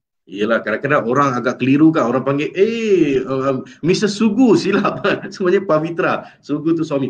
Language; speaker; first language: Malay; native; Malay